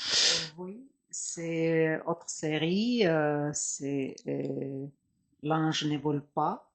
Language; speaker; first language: French; non-native, fluent; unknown